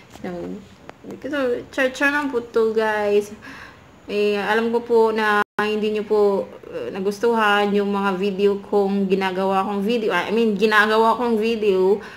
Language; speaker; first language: Filipino; non-native, local second language; Cebuano